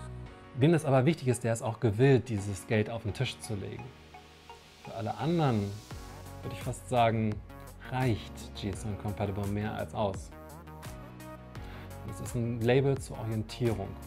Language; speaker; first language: German; native; German